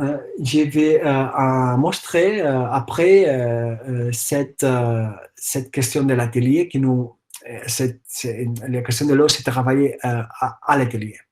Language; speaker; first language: French; non-native, fluent; Catalan